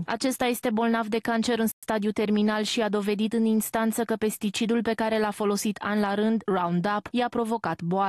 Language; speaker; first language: Romanian; native; Romanian